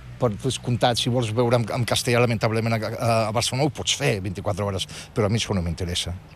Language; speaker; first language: Catalan; non-native, fluent; Riffian